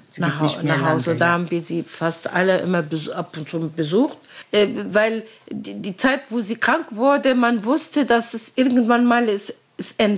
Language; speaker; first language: German; non-native, learner; Arabic